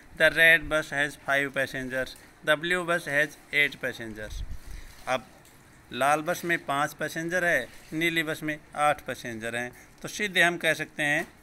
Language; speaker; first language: Hindi; native; Hindi